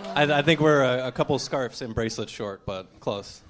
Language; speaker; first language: English; native; English